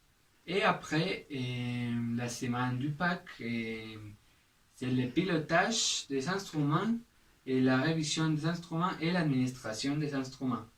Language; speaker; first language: French; non-native, learner; Spanish